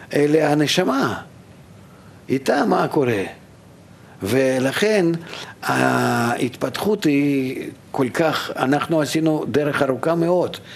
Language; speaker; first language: Hebrew; non-native, fluent; Russian